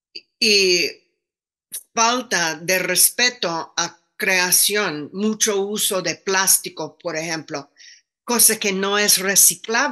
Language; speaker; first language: Spanish; non-native, fluent; English